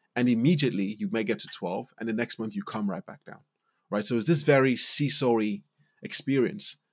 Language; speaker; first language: English; non-native, local second language; Yoruba